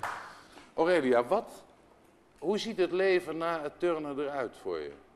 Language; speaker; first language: Dutch; native; Dutch